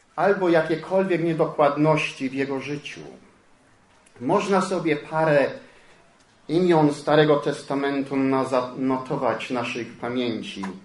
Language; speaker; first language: Polish; early bilingual, heritage; Polish